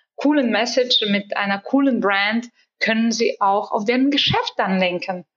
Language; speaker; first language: German; non-native, fluent; Bulgarian